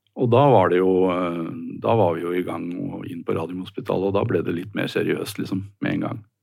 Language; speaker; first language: Norwegian; native; Norwegian